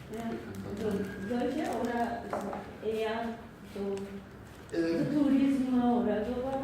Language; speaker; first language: German; non-native, learner; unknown